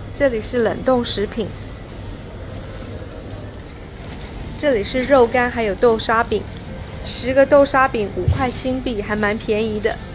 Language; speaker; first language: Chinese; native; Chinese